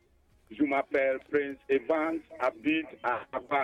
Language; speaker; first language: French; non-native, learner; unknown